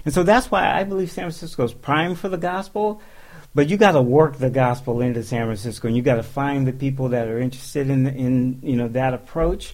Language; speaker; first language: English; native; English